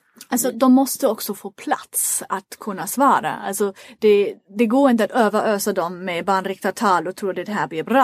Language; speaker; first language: Swedish; non-native, fluent; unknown